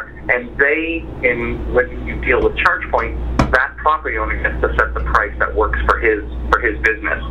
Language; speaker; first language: English; native; English